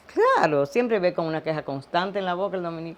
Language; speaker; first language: Spanish; native; Spanish